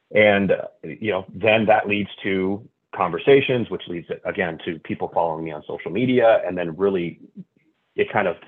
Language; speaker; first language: English; native; English